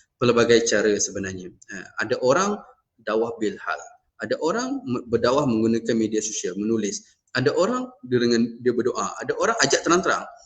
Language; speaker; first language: Malay; non-native, local second language; Iban